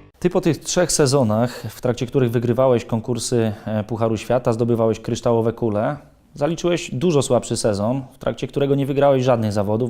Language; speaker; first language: Polish; native; Polish